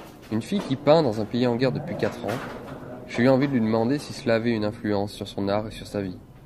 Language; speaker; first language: French; native; French